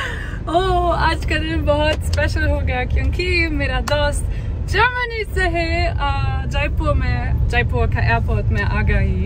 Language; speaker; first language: Hindi; non-native, learner; German